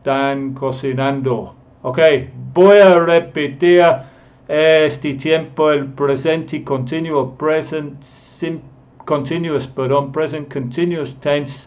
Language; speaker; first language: Spanish; non-native, fluent; English